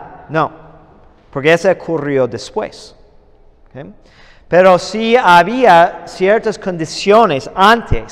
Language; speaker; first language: Spanish; non-native, fluent; English